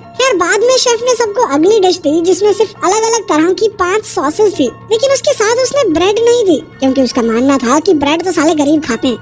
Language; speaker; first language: Hindi; native; Hindi